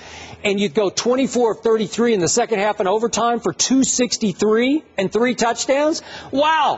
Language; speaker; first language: English; native; English